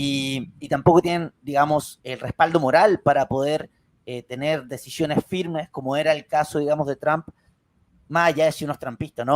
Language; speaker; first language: Spanish; native; Spanish